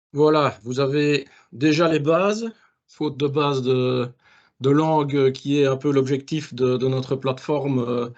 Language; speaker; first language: French; native; French